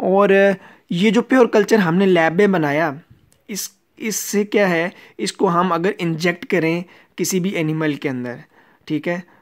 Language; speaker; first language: Urdu; non-native, local second language; Punjabi